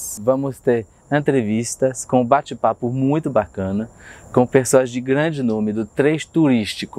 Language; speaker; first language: Portuguese; non-native, fluent; French